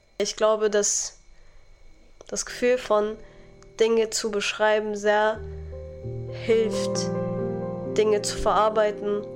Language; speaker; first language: German; non-native, fluent; Arabic